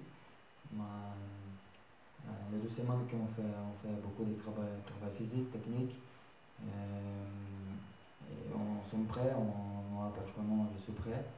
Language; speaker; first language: French; non-native, learner; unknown